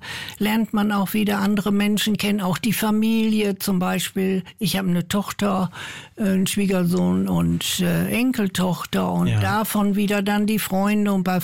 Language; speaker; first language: German; native; German